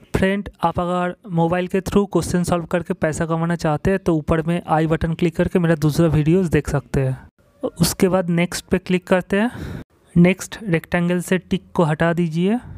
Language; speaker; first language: Hindi; non-native, local second language; Bangla